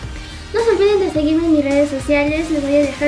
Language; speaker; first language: Spanish; native; Spanish